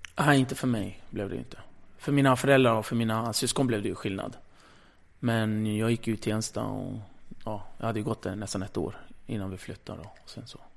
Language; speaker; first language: Swedish; early bilingual, other home language; Kurdish